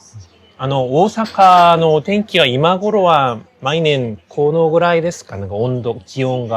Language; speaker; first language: Japanese; non-native, fluent; Korean